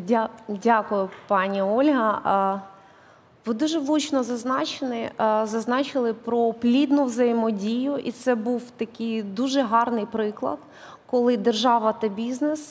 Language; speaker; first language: Ukrainian; native; Ukrainian